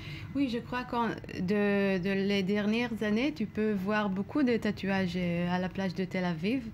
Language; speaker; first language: French; non-native, learner; Hebrew